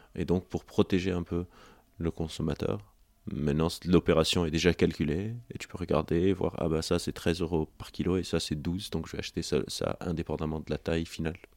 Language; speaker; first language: French; non-native, local second language; Arabic